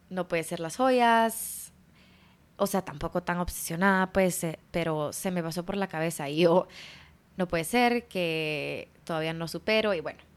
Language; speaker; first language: Spanish; early bilingual, heritage; Spanish